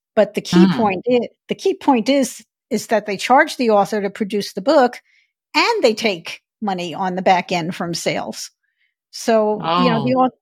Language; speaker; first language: English; native; English